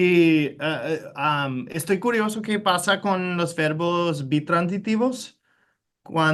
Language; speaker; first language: Spanish; non-native, fluent; English